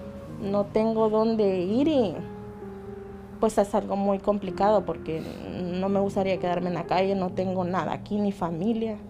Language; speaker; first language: Spanish; native; Spanish